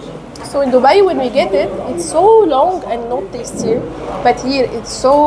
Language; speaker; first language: English; non-native, local second language; Arabic